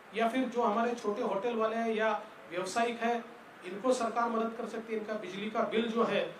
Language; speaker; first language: Hindi; non-native, local second language; Marathi